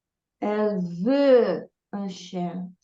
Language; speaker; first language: French; non-native, learner; English